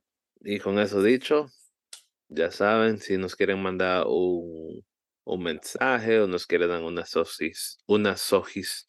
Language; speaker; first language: Spanish; early bilingual, heritage; Spanish